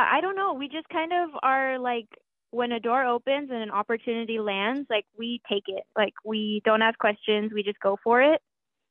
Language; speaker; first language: English; native; English